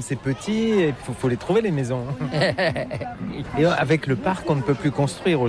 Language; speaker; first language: French; native; French